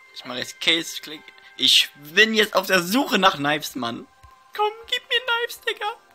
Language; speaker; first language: German; native; German